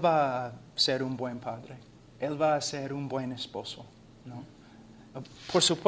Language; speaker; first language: Spanish; non-native, fluent; English